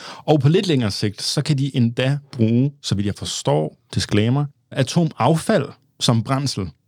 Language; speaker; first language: Danish; early bilingual, other home language; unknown